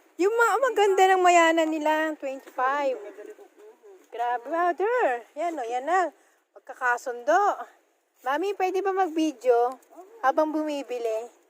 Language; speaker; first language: Filipino; non-native, local second language; Waray